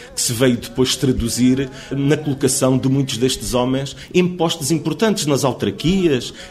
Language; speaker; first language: Portuguese; native; Portuguese